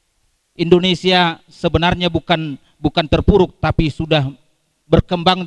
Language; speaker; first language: Indonesian; native; Indonesian